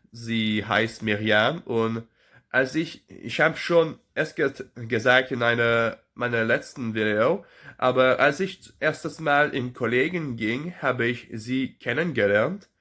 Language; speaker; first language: German; non-native, learner; French